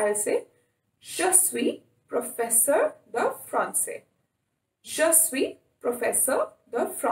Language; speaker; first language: French; non-native, fluent; Hindi